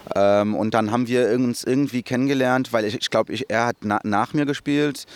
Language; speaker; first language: German; early bilingual, other home language; Portuguese